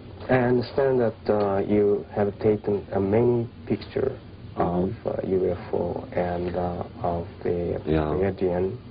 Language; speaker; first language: English; non-native, fluent; Japanese